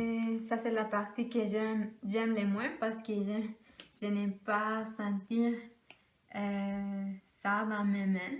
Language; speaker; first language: French; non-native, learner; Spanish